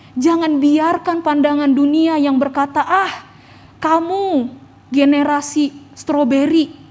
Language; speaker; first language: Indonesian; native; Indonesian